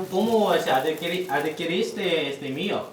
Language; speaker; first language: Spanish; non-native, learner; Korean